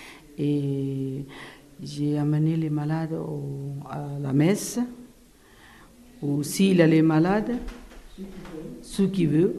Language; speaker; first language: French; non-native, learner; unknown